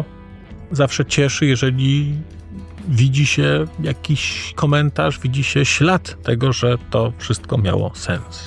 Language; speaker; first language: Polish; native; Polish